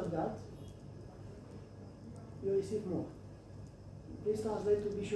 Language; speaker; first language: English; non-native, fluent; Romanian